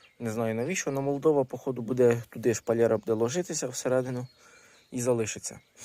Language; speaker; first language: Ukrainian; non-native, local second language; Russian